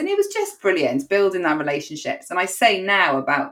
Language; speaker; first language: English; native; English